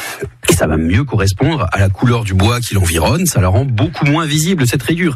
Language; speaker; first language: French; native; French